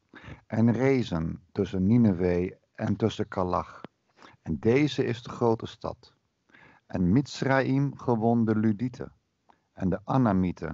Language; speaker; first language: Dutch; native; Dutch